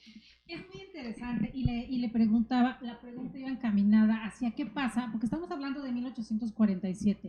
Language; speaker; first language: Spanish; native; Spanish